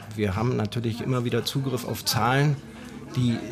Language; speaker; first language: German; native; German